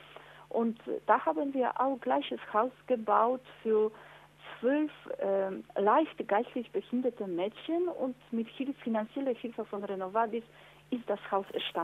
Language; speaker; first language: German; non-native, learner; Polish